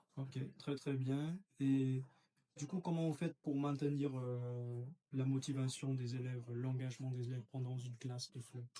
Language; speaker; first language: French; non-native, fluent; Vietnamese